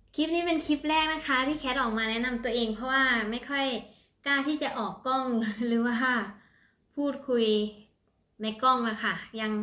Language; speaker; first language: Thai; non-native, local second language; Northeastern Thai